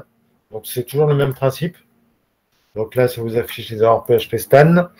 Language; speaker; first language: French; native; French